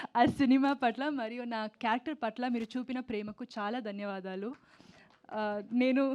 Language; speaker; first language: Telugu; non-native, learner; Tamil